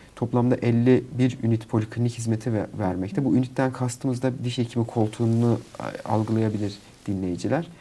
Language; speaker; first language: Turkish; native; Turkish